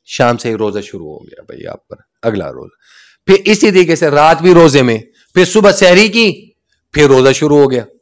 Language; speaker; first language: Urdu; non-native, local second language; Punjabi